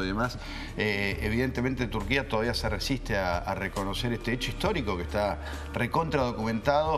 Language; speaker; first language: Spanish; native; Spanish